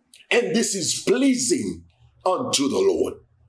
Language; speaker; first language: English; non-native, fluent; Haitian Creole